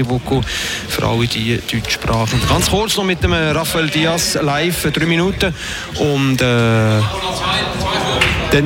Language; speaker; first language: German; native; German